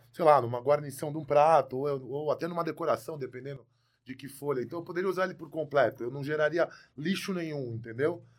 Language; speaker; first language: Portuguese; native; Portuguese